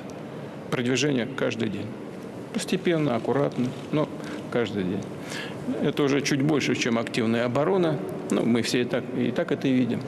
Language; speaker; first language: Russian; native; Russian